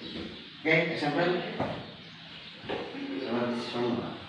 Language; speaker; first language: English; non-native, learner; Indonesian